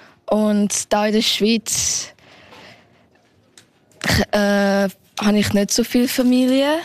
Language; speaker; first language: German; early bilingual, heritage; Thai